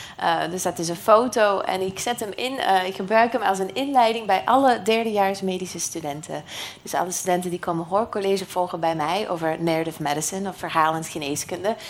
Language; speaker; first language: Dutch; non-native, fluent; English